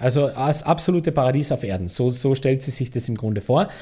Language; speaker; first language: German; native; German